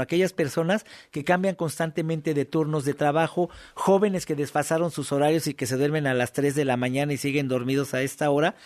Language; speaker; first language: Spanish; native; Spanish